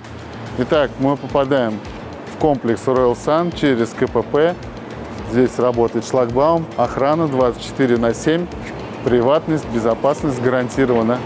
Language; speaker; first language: Russian; native; Russian